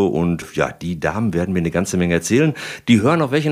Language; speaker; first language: German; native; German